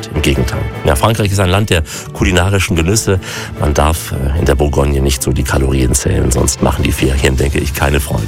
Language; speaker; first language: German; native; German